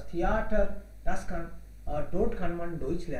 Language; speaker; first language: German; non-native, fluent; Hindi